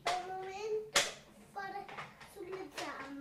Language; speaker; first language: Italian; early bilingual, heritage; Italian